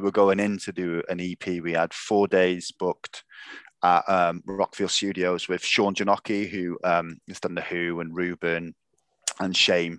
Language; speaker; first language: English; native; English